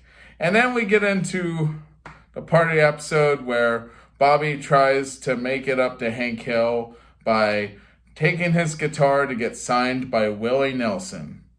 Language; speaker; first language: English; native; English